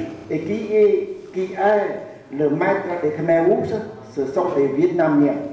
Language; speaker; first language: French; non-native, learner; Khmer